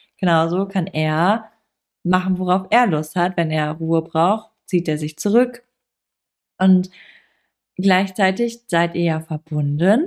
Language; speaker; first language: German; native; German